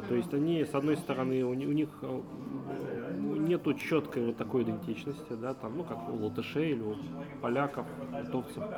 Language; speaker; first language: Russian; native; Russian